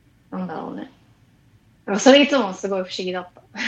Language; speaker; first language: Japanese; native; Japanese